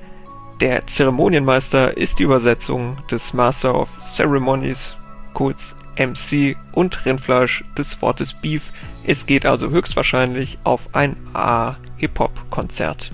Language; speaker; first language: German; native; German